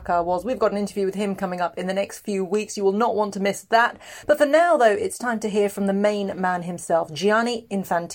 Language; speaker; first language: English; native; English